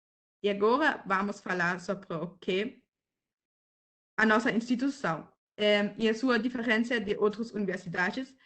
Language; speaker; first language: Portuguese; non-native, fluent; German